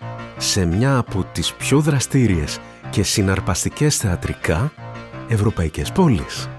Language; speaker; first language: Greek; native; Greek